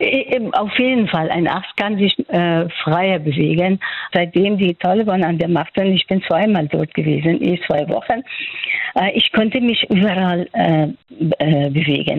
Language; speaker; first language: German; non-native, fluent; Persian